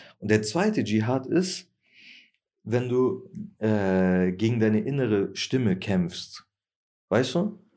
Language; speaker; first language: German; early bilingual, other home language; Turkish